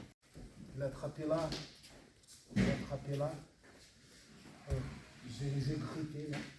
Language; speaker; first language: French; non-native, fluent; Portuguese